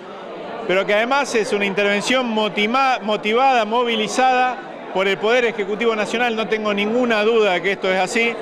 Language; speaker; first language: Spanish; native; Spanish